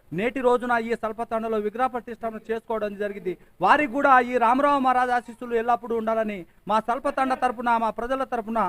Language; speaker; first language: Telugu; non-native, local second language; Lambadi